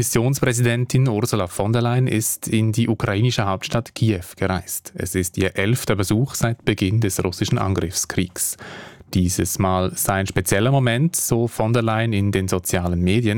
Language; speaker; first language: German; native; German